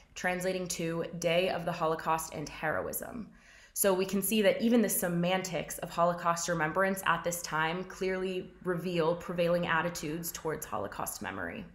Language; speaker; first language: English; native; English